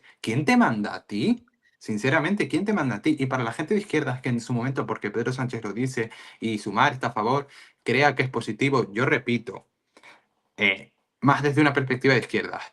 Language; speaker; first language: Spanish; native; Spanish